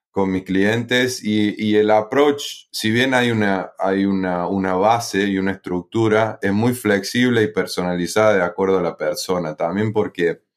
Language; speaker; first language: Spanish; native; Spanish